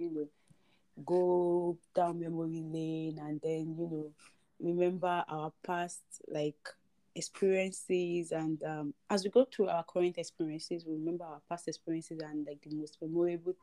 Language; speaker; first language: English; non-native, local second language; Yoruba